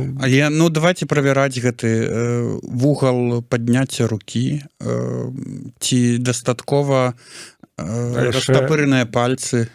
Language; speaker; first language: Belarusian; native; Belarusian